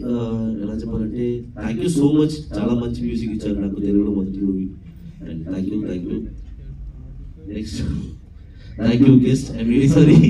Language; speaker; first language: Telugu; non-native, learner; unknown